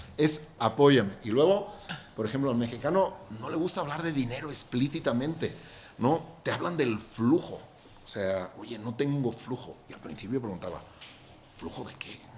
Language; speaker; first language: Spanish; non-native, local second language; Catalan